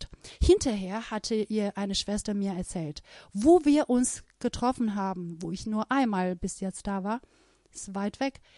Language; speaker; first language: German; non-native, fluent; Persian